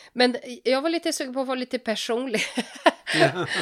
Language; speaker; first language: Swedish; non-native, fluent; Portuguese